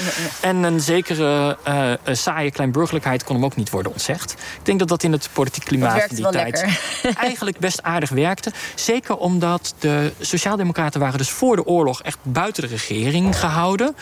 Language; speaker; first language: Dutch; native; Dutch